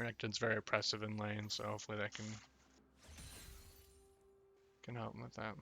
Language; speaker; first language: English; native; English